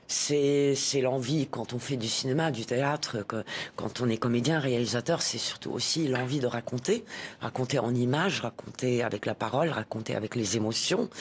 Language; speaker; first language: French; non-native, local second language; Arabic